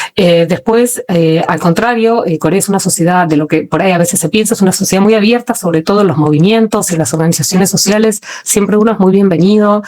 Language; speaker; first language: Spanish; native; Spanish